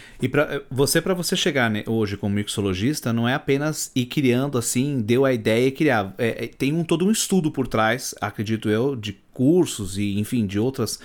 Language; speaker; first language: Portuguese; native; Portuguese